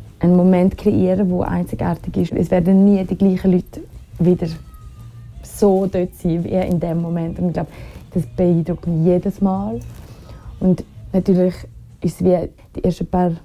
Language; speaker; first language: German; native; German